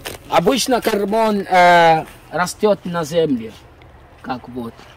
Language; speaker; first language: Russian; non-native, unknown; Swahili